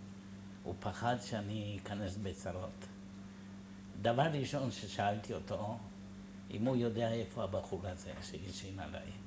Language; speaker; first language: Hebrew; non-native, fluent; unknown